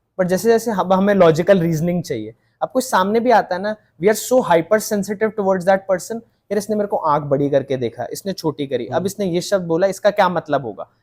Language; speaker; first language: Hindi; native; Hindi